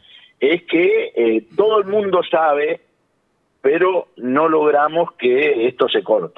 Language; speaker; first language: Spanish; native; Spanish